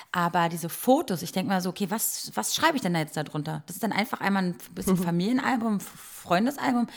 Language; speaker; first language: German; early bilingual, other home language; Croatian